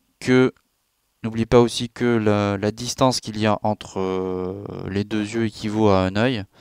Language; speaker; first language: French; native; French